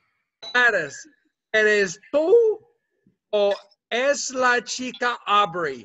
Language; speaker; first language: Spanish; non-native, fluent; English